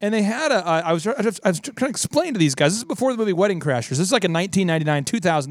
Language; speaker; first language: English; native; English